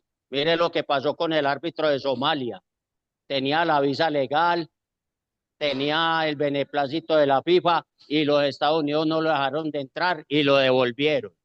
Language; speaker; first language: Spanish; native; Spanish